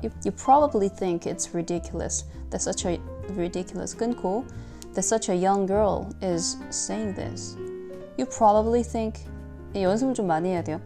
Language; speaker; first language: English; non-native, fluent; Korean